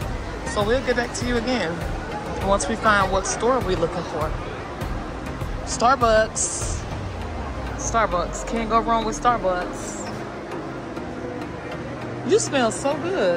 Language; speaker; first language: English; native; English